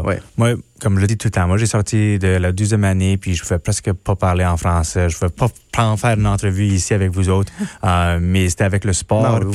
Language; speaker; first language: French; non-native, local second language; English